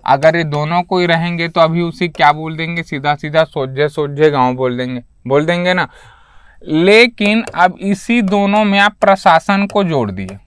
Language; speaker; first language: Hindi; native; Hindi